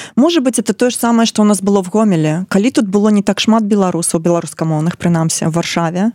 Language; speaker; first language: Belarusian; non-native, local second language; Russian